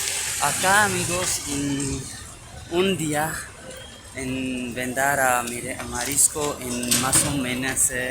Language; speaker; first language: Spanish; non-native, learner; Urdu